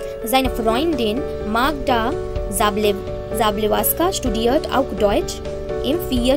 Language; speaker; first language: German; non-native, fluent; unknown